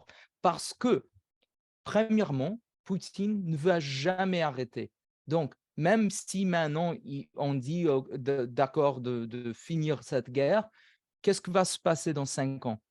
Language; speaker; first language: French; non-native, fluent; English